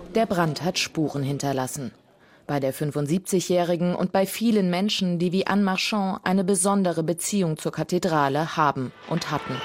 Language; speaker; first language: German; native; German